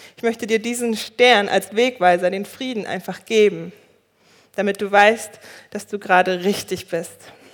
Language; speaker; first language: German; early bilingual, other home language; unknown